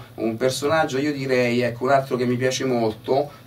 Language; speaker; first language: Italian; native; Italian